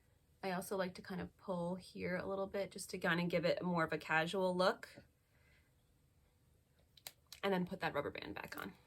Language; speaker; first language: English; native; English